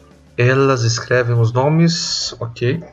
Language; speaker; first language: Portuguese; non-native, fluent; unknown